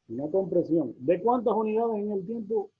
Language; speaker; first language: Spanish; native; Spanish